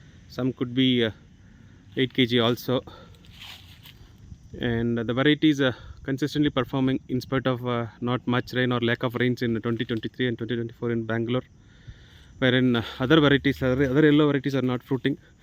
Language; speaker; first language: English; non-native, local second language; Tamil